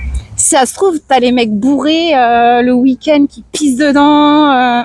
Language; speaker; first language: French; native; French